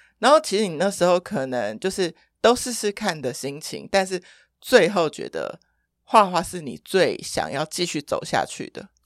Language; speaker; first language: Chinese; native; Chinese